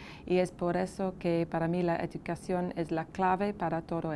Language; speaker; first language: Spanish; non-native, fluent; English